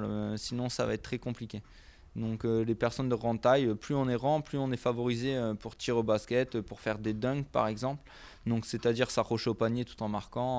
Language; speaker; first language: French; native; French